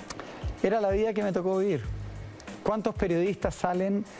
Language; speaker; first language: Spanish; native; Spanish